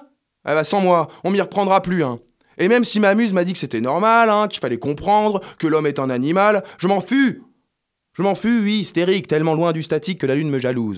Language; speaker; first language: French; native; French